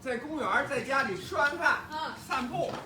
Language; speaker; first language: Chinese; native; Chinese